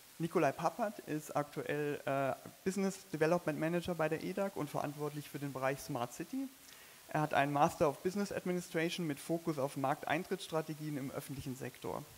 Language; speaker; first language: German; native; German